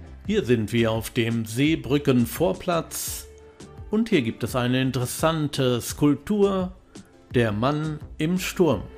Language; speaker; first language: German; native; German